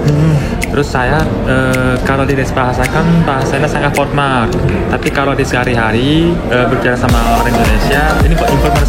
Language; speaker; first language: Indonesian; non-native, fluent; Japanese